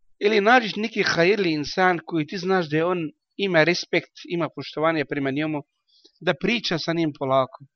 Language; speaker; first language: Bosnian; non-native, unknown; Arabic